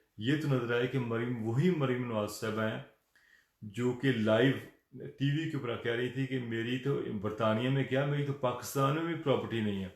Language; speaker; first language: Urdu; non-native, local second language; Punjabi